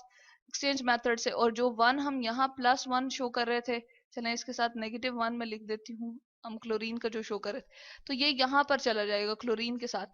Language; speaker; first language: Hindi; non-native, local second language; Punjabi